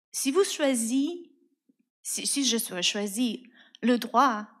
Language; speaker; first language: French; non-native, fluent; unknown